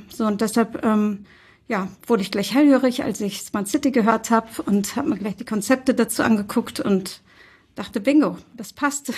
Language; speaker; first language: German; early bilingual, other home language; Turkish